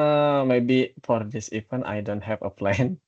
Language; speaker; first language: English; non-native, learner; Indonesian